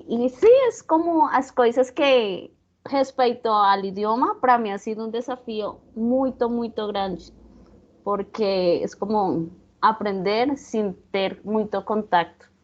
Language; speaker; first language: Portuguese; non-native, learner; Spanish